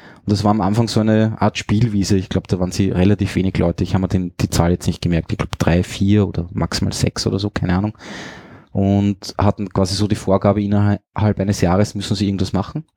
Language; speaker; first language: German; native; German